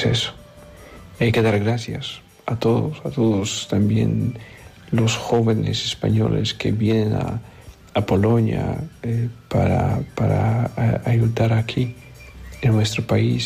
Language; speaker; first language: Spanish; non-native, fluent; Polish